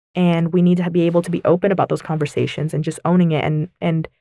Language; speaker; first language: English; early bilingual, other home language; Vietnamese